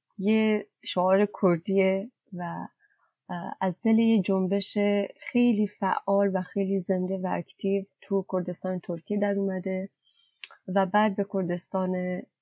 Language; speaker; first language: Persian; non-native, local second language; Kurdish